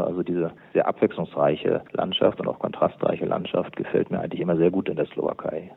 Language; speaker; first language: German; native; German